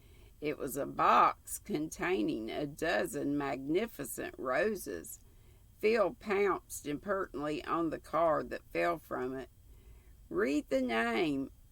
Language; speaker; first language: English; native; English